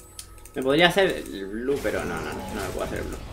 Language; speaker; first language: Spanish; native; Spanish